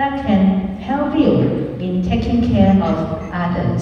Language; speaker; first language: English; non-native, fluent; Chinese